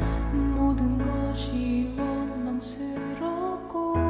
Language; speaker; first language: Korean; native; Korean